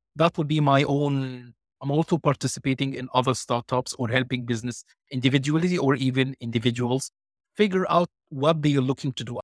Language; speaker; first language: English; non-native, fluent; Arabic